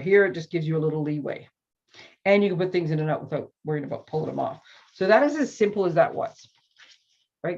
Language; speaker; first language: English; native; English